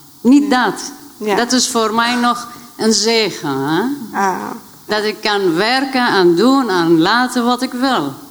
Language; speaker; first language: Dutch; non-native, fluent; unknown